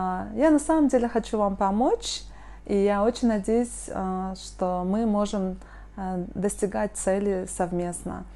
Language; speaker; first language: Russian; non-native, local second language; Kyrgyz